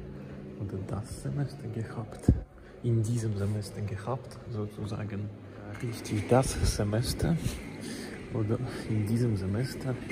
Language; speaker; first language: German; non-native, learner; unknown